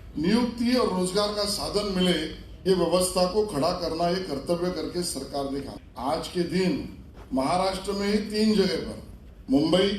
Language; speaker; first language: Hindi; non-native, local second language; Marathi